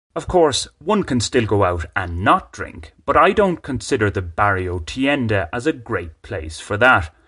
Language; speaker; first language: English; native; English